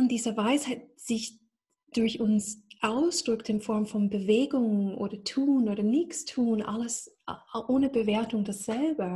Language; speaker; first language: German; non-native, fluent; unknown